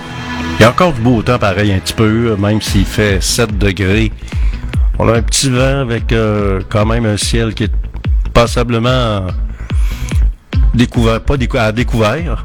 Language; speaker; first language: French; native; French